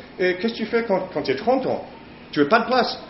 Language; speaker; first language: French; non-native, learner; English